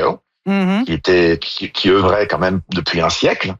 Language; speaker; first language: French; native; French